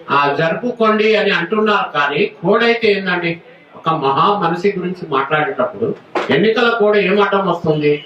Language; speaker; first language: Telugu; non-native, local second language; Lambadi